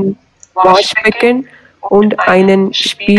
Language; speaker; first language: German; non-native, learner; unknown